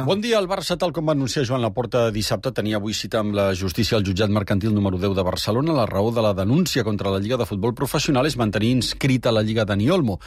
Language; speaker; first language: Catalan; native; Catalan